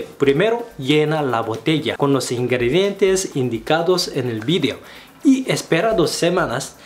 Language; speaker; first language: Spanish; non-native, fluent; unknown